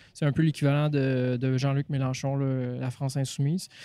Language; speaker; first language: French; native; French